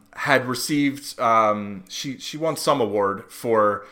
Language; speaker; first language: English; native; English